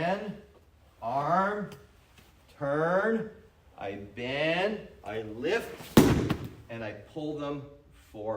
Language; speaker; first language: English; native; English